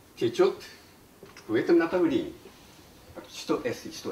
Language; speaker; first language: Russian; non-native, learner; Japanese